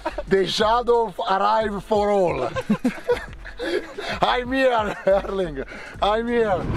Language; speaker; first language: English; non-native, learner; Italian